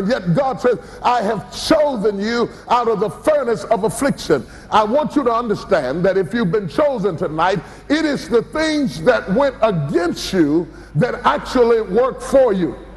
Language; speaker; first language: English; native; English